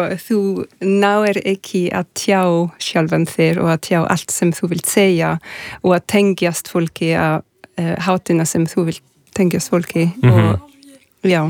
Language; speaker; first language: Icelandic; non-native, fluent; French